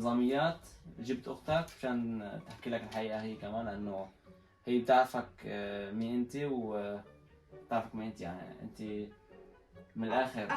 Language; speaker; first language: Arabic; native; Arabic